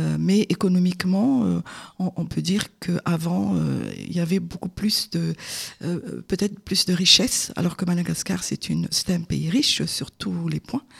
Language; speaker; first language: French; non-native, local second language; Malagasy